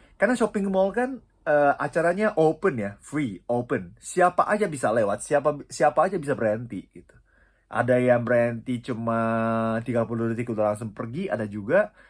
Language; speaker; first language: Indonesian; non-native, fluent; Japanese